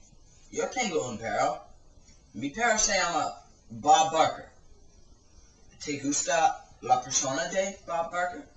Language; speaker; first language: Spanish; non-native, learner; English